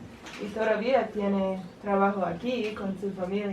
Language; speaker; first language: Spanish; non-native, learner; English